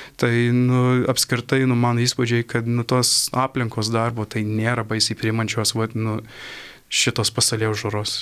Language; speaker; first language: Lithuanian; early bilingual, heritage; Lithuanian